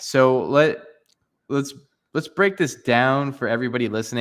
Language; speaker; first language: English; native; English